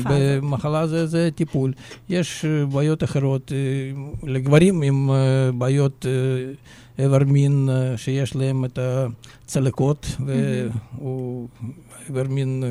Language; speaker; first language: Hebrew; non-native, fluent; Russian